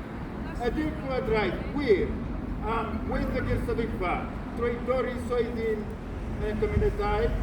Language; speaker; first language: Welsh; non-native, fluent; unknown